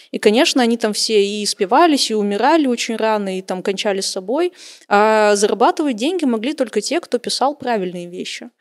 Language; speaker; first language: Russian; native; Russian